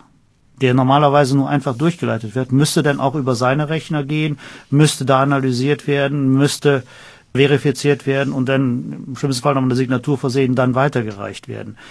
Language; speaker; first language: German; native; German